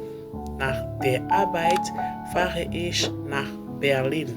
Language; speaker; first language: German; non-native, fluent; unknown